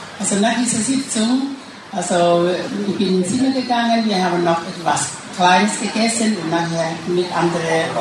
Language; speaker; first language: German; non-native, learner; Thai